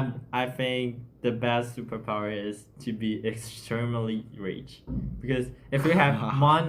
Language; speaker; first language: English; non-native, learner; Chinese